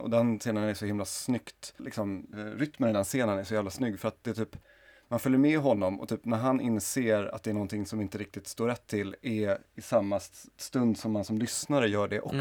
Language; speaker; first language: Swedish; native; Swedish